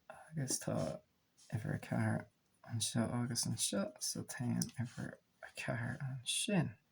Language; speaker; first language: Irish; non-native, local second language; English